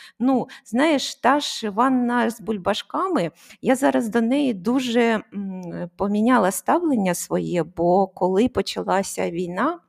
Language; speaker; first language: Ukrainian; non-native, local second language; Russian